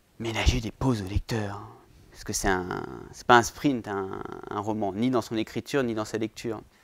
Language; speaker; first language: French; native; French